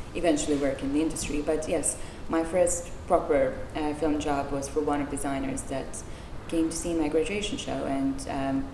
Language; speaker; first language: English; non-native, fluent; Serbian